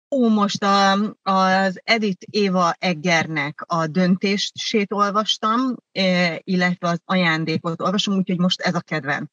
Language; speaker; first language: Hungarian; early bilingual, other home language; German